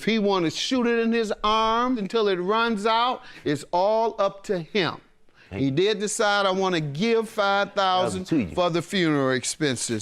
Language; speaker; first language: English; native; English